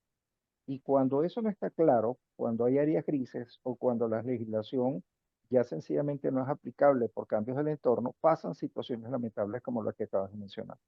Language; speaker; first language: Spanish; native; Spanish